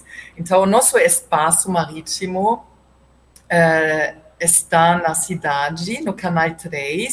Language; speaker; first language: Portuguese; non-native, fluent; German